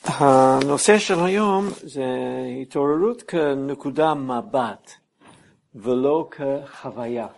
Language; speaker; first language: Hebrew; non-native, fluent; English